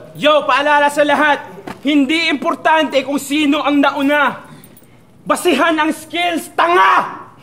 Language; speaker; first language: Filipino; non-native, local second language; Cebuano